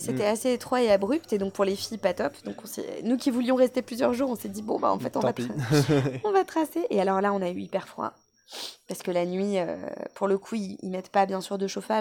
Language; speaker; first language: French; native; French